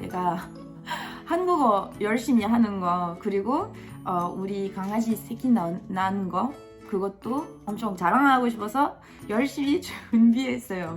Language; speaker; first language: Korean; non-native, fluent; French